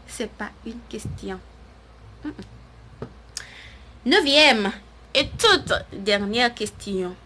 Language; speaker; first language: French; non-native, learner; Haitian Creole